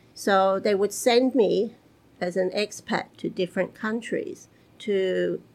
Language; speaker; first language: English; early bilingual, other home language; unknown